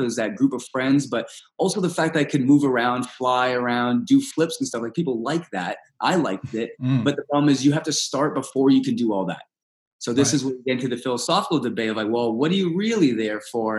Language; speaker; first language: English; early bilingual, other home language; Russian